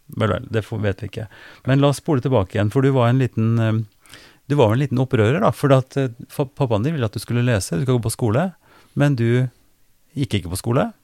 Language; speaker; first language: Norwegian; native; Norwegian